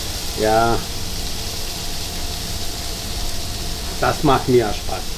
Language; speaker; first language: German; non-native, fluent; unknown